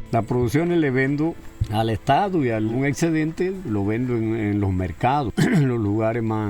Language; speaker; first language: Spanish; native; Spanish